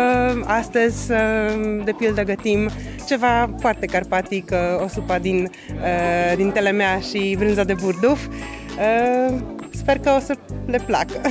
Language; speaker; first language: Romanian; non-native, fluent; Polish